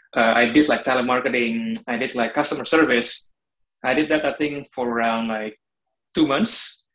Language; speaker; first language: English; non-native, fluent; Indonesian